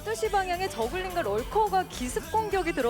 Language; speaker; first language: Korean; native; Korean